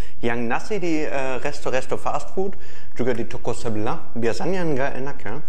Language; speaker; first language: Indonesian; non-native, fluent; German